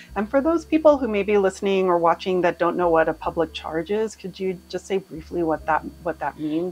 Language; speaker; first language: English; native; English